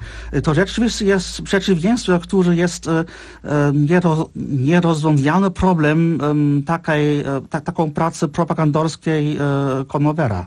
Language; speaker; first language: Polish; non-native, fluent; Czech